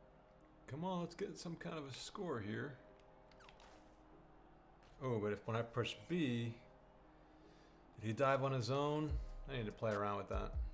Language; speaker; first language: English; native; English